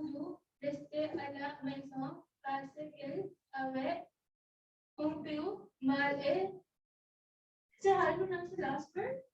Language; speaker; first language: French; non-native, learner; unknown